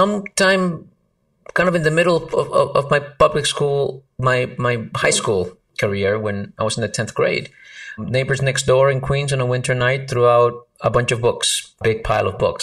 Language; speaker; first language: English; early bilingual, other home language; Spanish